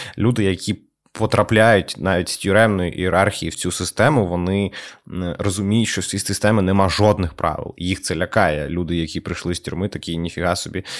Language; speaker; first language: Ukrainian; native; Ukrainian